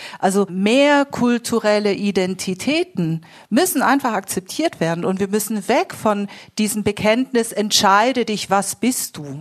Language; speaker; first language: German; native; German